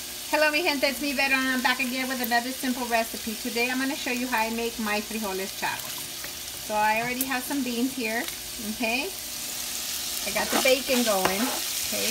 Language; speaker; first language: English; early bilingual, other home language; Spanish